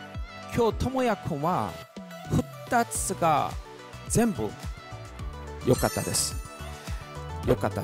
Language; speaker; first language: Japanese; non-native, learner; Korean